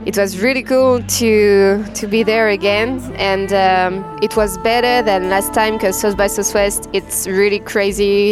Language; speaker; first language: English; non-native, fluent; French